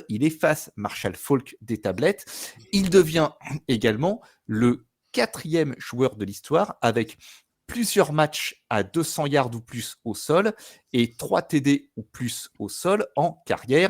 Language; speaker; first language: French; native; French